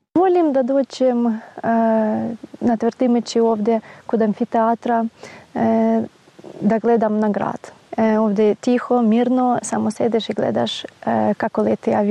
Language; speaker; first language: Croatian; non-native, fluent; Ukrainian